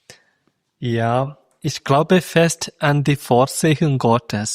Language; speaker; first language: German; non-native, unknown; Malayalam